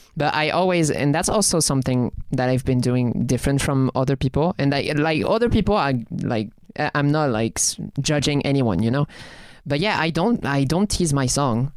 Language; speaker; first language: English; non-native, fluent; French